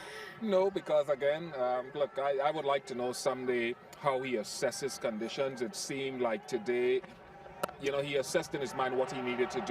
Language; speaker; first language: English; native; English